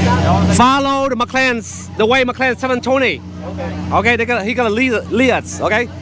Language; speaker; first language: English; non-native, fluent; Vietnamese